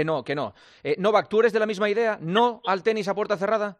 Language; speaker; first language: Spanish; native; Spanish